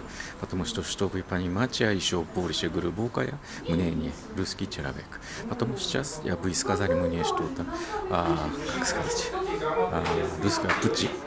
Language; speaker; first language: Russian; non-native, learner; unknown